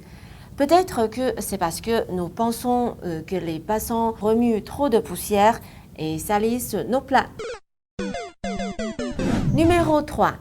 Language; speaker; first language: French; non-native, fluent; Chinese